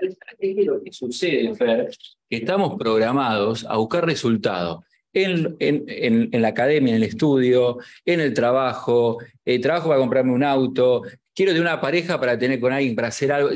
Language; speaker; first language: Spanish; native; Spanish